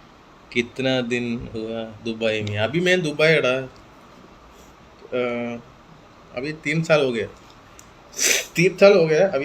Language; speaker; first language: Hindi; non-native, local second language; Malayalam